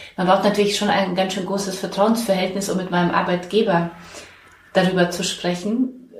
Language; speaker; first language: German; native; German